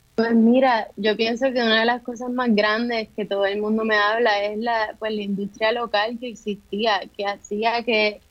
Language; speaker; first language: Spanish; native; Spanish